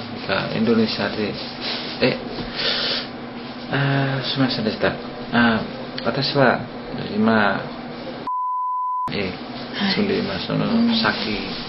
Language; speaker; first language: Japanese; non-native, learner; Indonesian